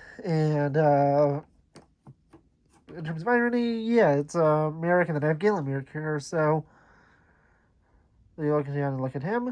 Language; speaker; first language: English; native; English